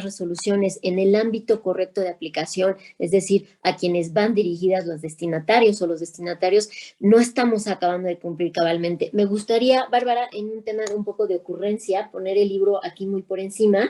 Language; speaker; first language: Spanish; native; Spanish